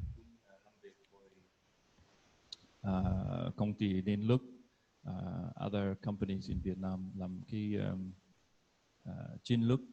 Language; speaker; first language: Vietnamese; non-native, learner; English